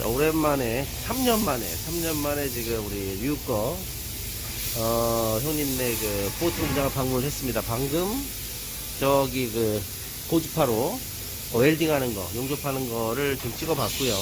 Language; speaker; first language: Korean; native; Korean